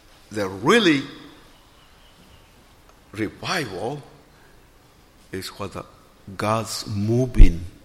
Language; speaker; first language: English; non-native, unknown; Spanish